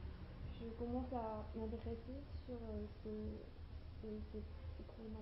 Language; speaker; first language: French; non-native, learner; Chinese